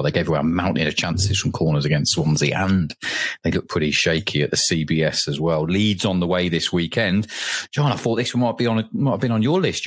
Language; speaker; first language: English; native; English